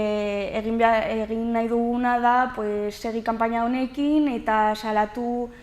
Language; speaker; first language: Basque; non-native, local second language; Spanish